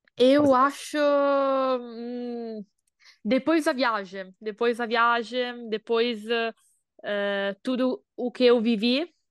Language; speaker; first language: Portuguese; non-native, learner; Italian